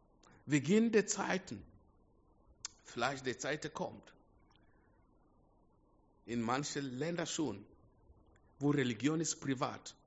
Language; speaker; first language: German; non-native, fluent; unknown